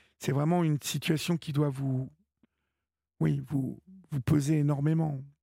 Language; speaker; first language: French; native; French